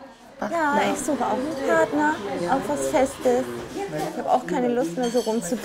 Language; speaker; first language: German; native; German